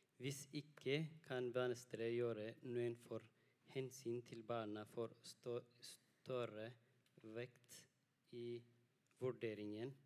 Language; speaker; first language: Norwegian; non-native, learner; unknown